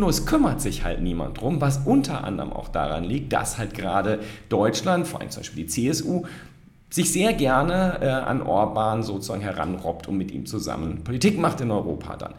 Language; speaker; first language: German; native; German